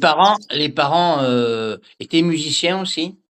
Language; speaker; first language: French; native; French